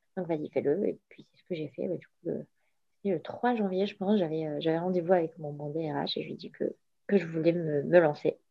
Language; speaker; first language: French; non-native, local second language; Arabic